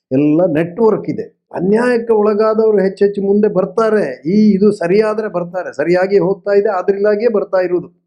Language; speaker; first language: Kannada; non-native, local second language; Tulu